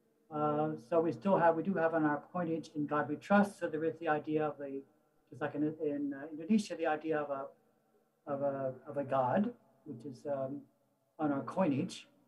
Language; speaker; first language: English; native; English